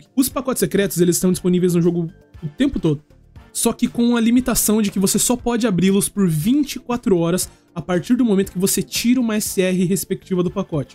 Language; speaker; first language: Portuguese; native; Portuguese